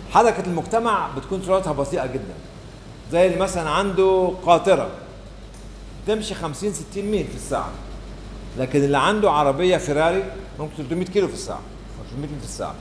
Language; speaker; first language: Arabic; native; Arabic